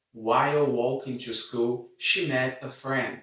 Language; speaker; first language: English; non-native, fluent; Portuguese